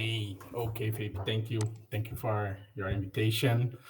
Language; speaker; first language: English; non-native, learner; Portuguese